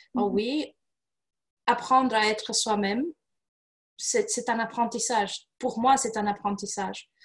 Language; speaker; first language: French; non-native, fluent; Romanian